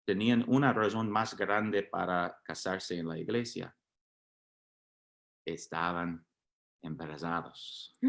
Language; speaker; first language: Spanish; non-native, fluent; English